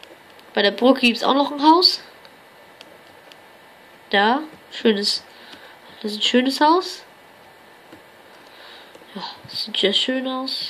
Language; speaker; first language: German; native; German